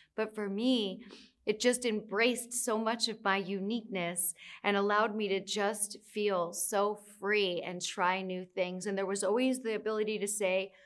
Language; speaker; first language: English; native; English